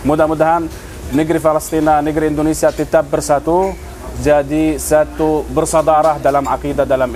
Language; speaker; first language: Indonesian; non-native, fluent; Arabic